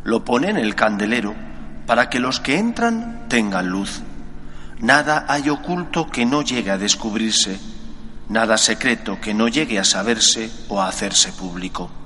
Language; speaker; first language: Spanish; native; Spanish